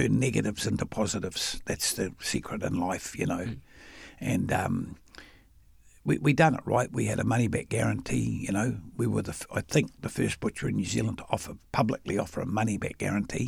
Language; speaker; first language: English; native; English